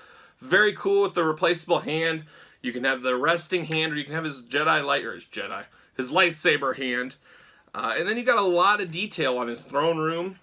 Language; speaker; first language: English; native; English